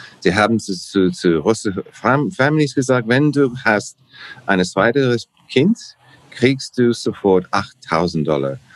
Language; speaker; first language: German; non-native, learner; English